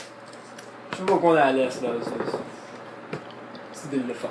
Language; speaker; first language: French; native; French